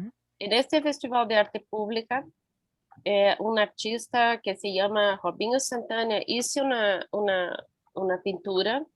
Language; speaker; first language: Portuguese; non-native, learner; Spanish